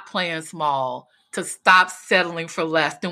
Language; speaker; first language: English; native; English